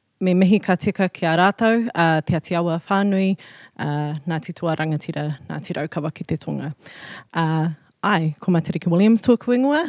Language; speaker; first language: Māori; non-native, local second language; English